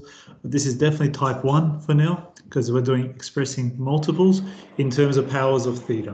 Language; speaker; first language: English; native; English